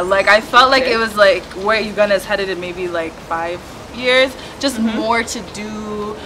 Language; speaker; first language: English; native; English